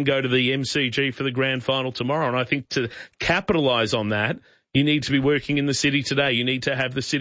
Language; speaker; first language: English; native; English